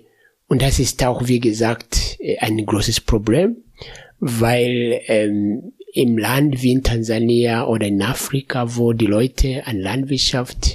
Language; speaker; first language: German; non-native, fluent; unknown